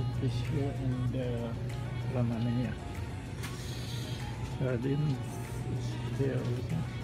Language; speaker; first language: English; non-native, local second language; Filipino